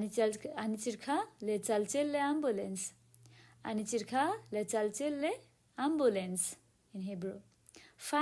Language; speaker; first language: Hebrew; non-native, learner; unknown